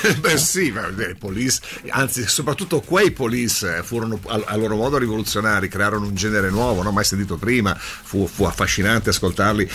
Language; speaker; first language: Italian; native; Italian